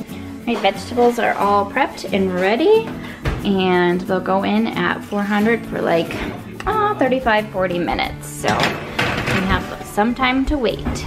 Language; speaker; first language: English; native; English